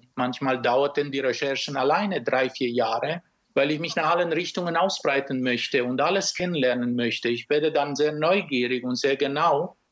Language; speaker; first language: German; early bilingual, other home language; Romanian